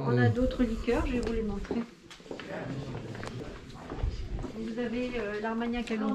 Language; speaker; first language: French; native; French